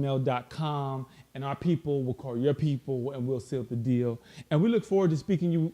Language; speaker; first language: English; native; English